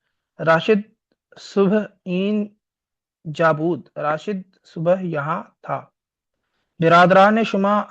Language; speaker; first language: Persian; non-native, learner; Urdu